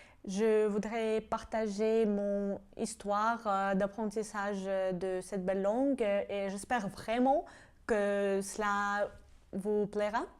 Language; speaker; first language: French; non-native, fluent; Georgian